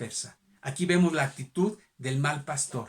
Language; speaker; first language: Spanish; native; Spanish